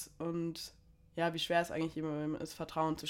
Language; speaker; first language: German; native; German